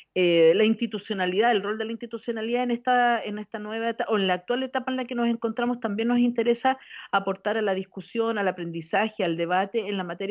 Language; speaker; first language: Spanish; native; Spanish